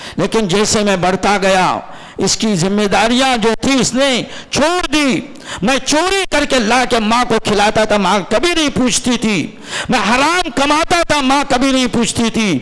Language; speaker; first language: Urdu; non-native, local second language; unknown